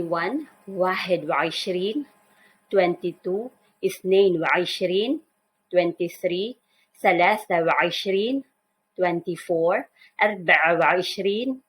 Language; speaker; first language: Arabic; non-native, learner; Filipino